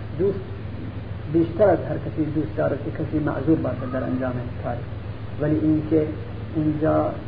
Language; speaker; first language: Persian; non-native, local second language; Central Kurdish